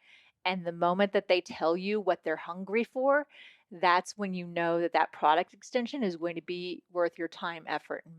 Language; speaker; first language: English; native; English